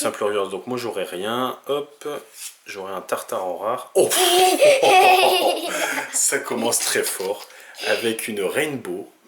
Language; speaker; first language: French; native; French